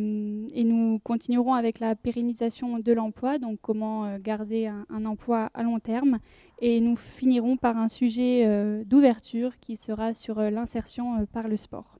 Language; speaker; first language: French; native; French